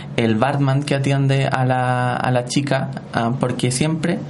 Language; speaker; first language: Spanish; native; Spanish